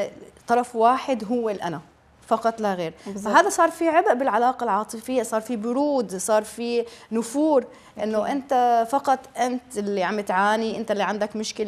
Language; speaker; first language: Arabic; native; Arabic